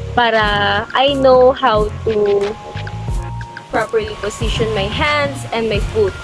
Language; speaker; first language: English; non-native, local second language; Filipino